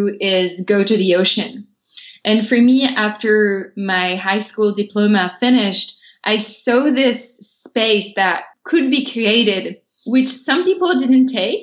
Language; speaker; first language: English; non-native, fluent; French